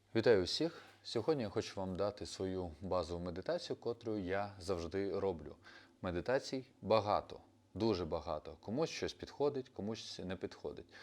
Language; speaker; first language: Ukrainian; non-native, local second language; Russian